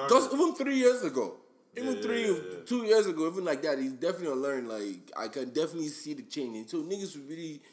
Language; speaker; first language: English; non-native, local second language; Yoruba